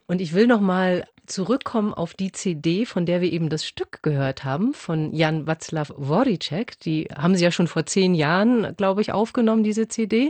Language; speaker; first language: German; native; German